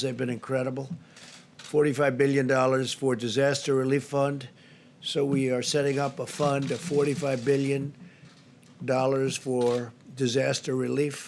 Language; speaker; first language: English; native; English